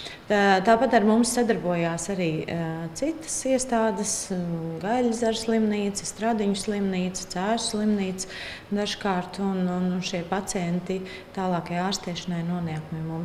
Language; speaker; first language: Latvian; native; Latvian